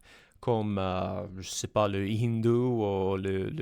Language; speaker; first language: French; non-native, fluent; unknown